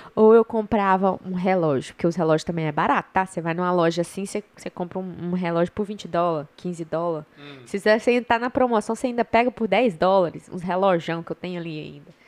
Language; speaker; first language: Portuguese; native; Portuguese